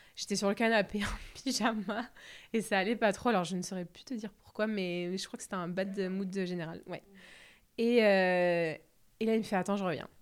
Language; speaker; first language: French; native; French